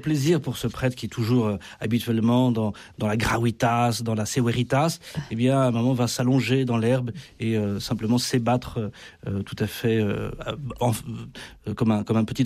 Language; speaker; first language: French; native; French